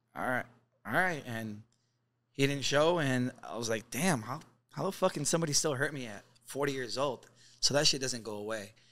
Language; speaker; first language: English; native; English